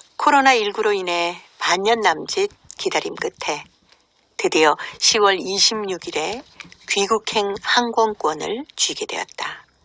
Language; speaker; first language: Korean; native; Korean